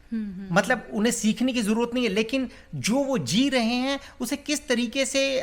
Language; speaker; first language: Hindi; native; Hindi